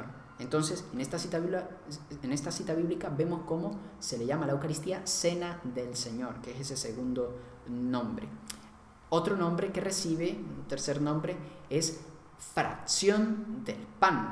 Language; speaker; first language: Spanish; native; Spanish